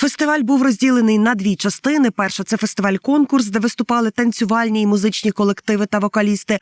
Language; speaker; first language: Ukrainian; native; Ukrainian